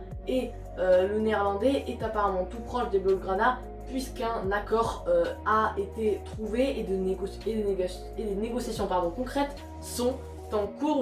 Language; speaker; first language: French; native; French